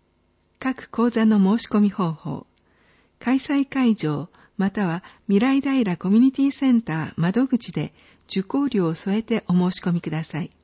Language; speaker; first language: Japanese; native; Japanese